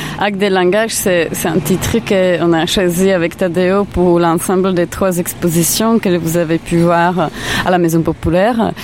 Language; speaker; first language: French; non-native, fluent; Czech